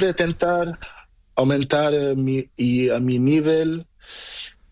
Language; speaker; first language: Spanish; non-native, learner; Portuguese